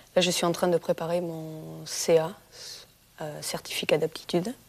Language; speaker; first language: French; native; French